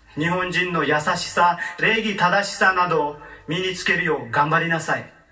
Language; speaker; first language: Japanese; non-native, learner; Marathi